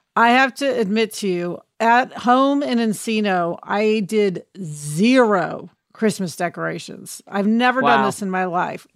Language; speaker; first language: English; native; English